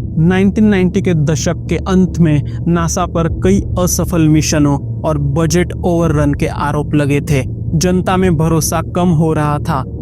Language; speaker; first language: Hindi; non-native, local second language; Marathi